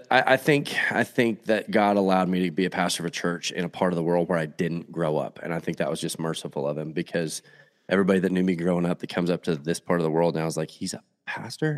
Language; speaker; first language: English; native; English